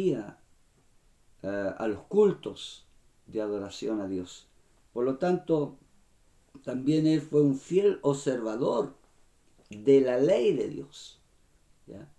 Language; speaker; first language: Spanish; native; Spanish